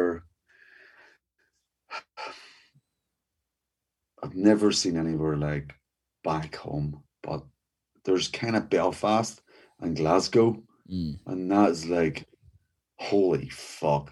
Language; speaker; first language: English; native; English